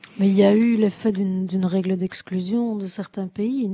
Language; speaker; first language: French; native; French